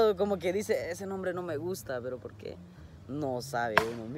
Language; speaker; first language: Spanish; native; Spanish